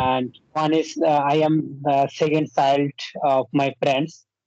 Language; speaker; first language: English; non-native, learner; Bangla